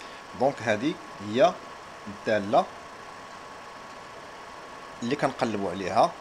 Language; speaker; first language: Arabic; native; Arabic